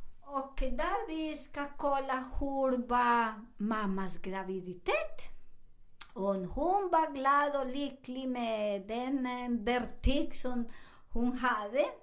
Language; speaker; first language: Swedish; non-native, fluent; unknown